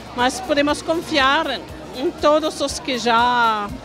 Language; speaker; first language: Portuguese; non-native, fluent; French